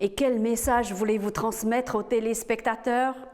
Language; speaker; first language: French; native; French